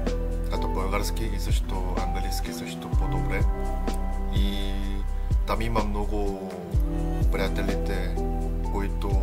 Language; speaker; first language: Bulgarian; non-native, learner; Korean